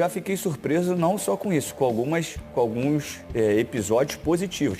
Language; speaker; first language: Portuguese; native; Portuguese